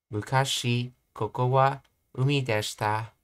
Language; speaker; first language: Japanese; non-native, learner; English